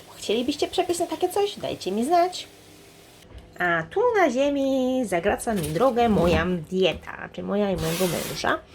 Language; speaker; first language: Polish; native; Polish